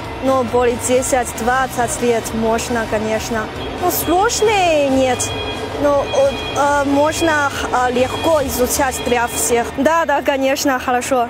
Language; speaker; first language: Russian; non-native, learner; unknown